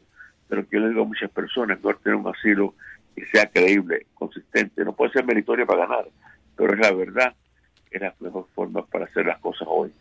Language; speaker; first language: Spanish; native; Spanish